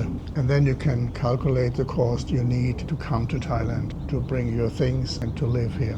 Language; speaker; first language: English; non-native, fluent; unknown